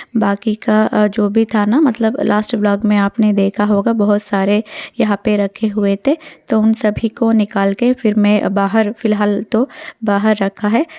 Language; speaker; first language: Hindi; non-native, local second language; Telugu